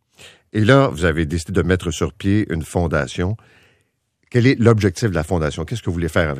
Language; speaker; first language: French; native; French